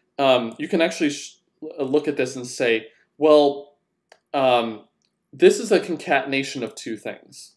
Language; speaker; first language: English; native; English